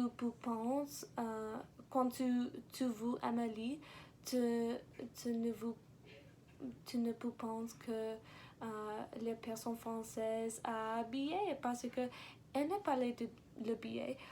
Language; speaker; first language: French; non-native, learner; English